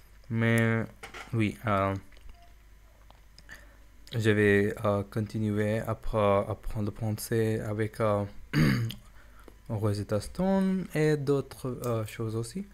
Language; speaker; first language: French; non-native, learner; English